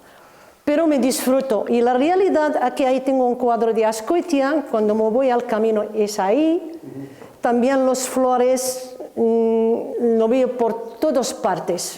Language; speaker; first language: Spanish; non-native, learner; Arabic